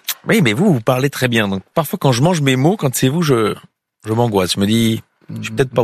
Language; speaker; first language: French; native; French